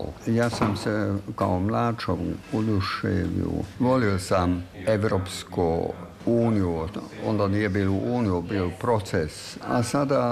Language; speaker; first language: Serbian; non-native, fluent; German